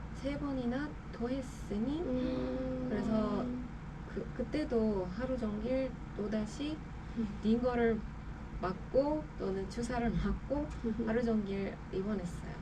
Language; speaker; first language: Korean; non-native, fluent; Persian